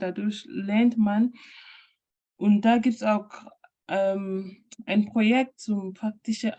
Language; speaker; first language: German; non-native, fluent; French